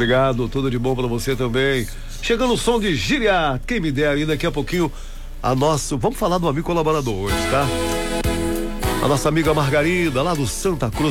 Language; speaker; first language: Portuguese; native; Portuguese